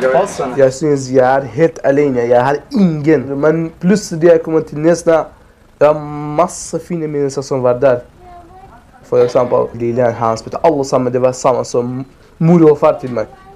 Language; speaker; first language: Norwegian; non-native, learner; Kurdish